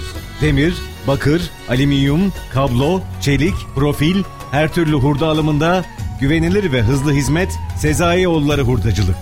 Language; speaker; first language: Turkish; native; Turkish